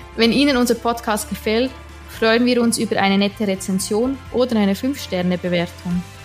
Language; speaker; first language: German; native; German